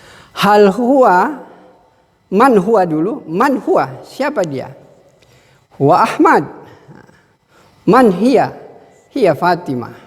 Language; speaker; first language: Arabic; non-native, fluent; Indonesian